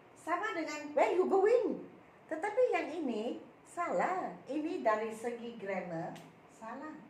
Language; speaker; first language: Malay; non-native, local second language; Min Nan Chinese